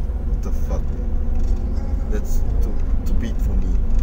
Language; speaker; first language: English; non-native, learner; Indonesian